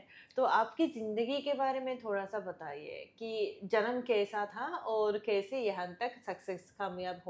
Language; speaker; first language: Hindi; non-native, fluent; Japanese